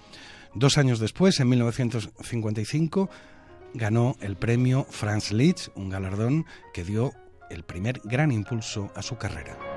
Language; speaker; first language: Spanish; native; Spanish